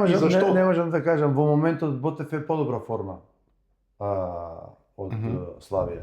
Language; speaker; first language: Bulgarian; non-native, learner; Macedonian